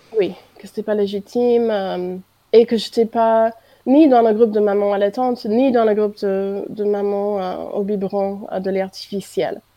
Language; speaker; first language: French; non-native, fluent; English